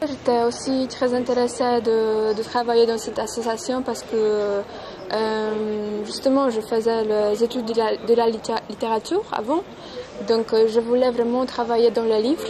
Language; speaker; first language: French; non-native, fluent; Polish